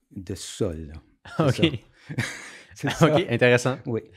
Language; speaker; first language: French; native; French